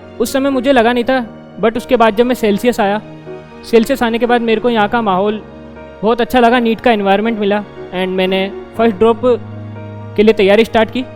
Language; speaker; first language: Hindi; native; Hindi